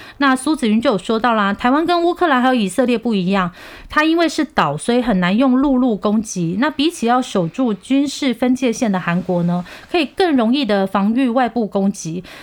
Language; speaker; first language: Chinese; non-native, fluent; Korean